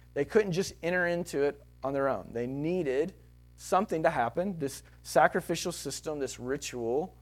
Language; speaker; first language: English; native; English